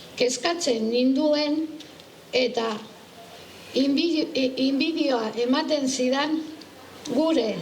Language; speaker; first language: Basque; non-native, local second language; Spanish